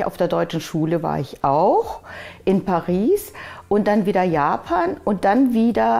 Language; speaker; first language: German; early bilingual, other home language; Japanese